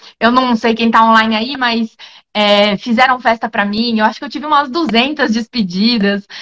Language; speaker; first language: Portuguese; native; Portuguese